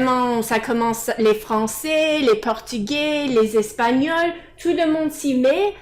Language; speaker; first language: French; non-native, fluent; English